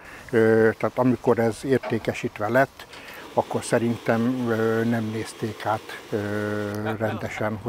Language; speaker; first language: Hungarian; native; Hungarian